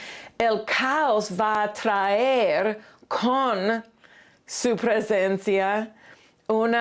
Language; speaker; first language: Spanish; non-native, fluent; English